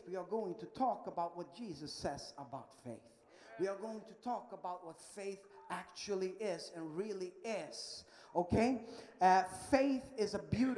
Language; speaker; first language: English; non-native, fluent; Swedish